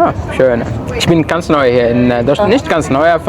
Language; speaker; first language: German; non-native, learner; Arabic